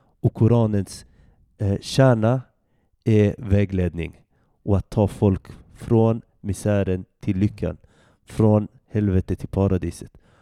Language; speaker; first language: Swedish; early bilingual, other home language; Arabic